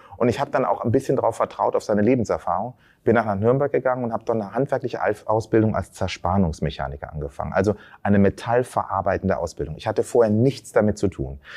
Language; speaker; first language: German; early bilingual, other home language; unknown